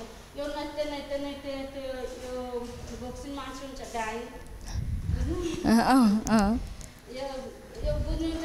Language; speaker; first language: Nepali; non-native, local second language; Maithili